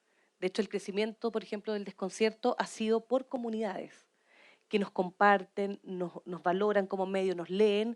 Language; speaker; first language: Spanish; native; Spanish